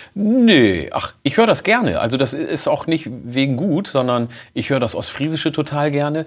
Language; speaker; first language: German; early bilingual, other home language; Oromo